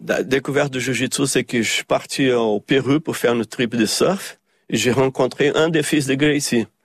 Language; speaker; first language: French; early bilingual, heritage; Portuguese